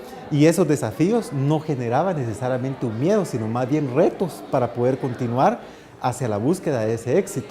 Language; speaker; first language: Spanish; native; Spanish